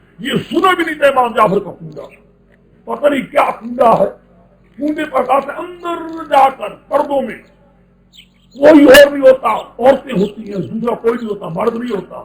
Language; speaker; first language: Urdu; non-native, local second language; Pashto